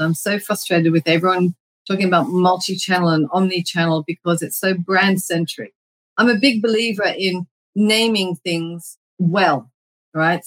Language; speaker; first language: English; native; English